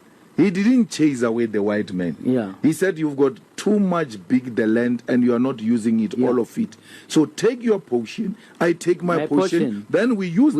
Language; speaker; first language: English; non-native, local second language; Northern Sotho